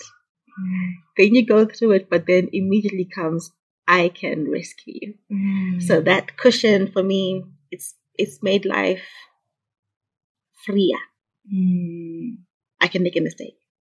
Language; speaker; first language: English; non-native, local second language; Shona